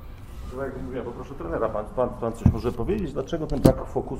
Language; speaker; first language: Polish; native; Polish